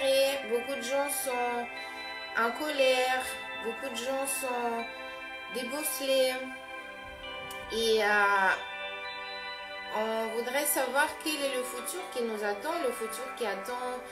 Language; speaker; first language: French; non-native, fluent; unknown